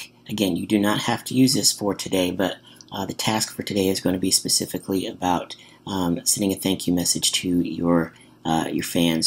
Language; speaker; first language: English; native; English